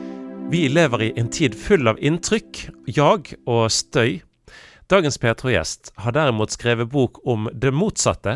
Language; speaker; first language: Norwegian; native; Norwegian